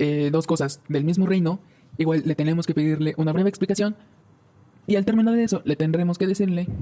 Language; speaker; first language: Spanish; native; Spanish